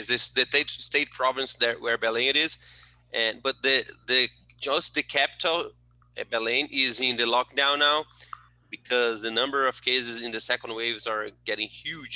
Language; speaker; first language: English; non-native, fluent; Portuguese